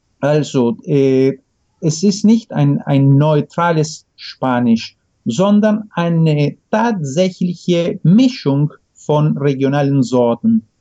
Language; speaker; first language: German; non-native, fluent; Spanish